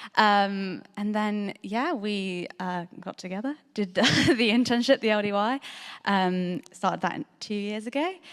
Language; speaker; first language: English; native; English